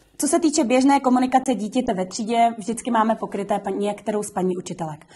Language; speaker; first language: Czech; native; Czech